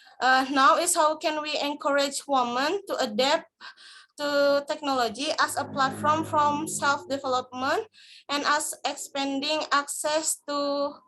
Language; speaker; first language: English; non-native, learner; Indonesian